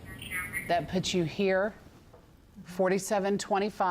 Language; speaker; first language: English; native; English